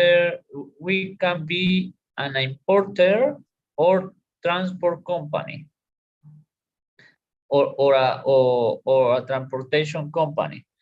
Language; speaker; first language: English; non-native, learner; Spanish